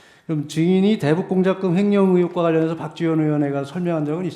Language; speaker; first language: Korean; native; Korean